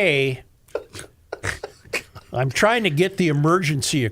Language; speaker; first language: English; native; English